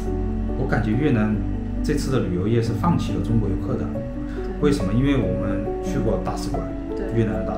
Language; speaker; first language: Chinese; native; Chinese